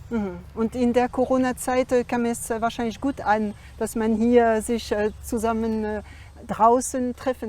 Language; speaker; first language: German; non-native, fluent; French